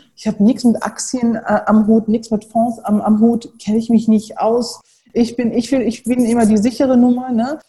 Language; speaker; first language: German; early bilingual, other home language; Turkish